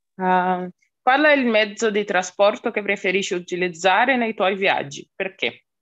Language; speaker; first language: Italian; non-native, fluent; Portuguese